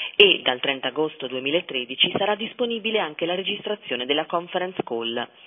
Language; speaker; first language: Italian; native; Italian